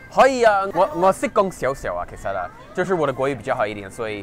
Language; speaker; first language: Chinese; non-native, fluent; English